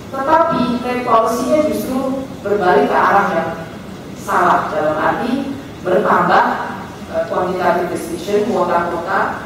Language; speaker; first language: Indonesian; native; Indonesian